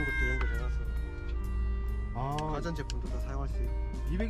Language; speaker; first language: Korean; native; Korean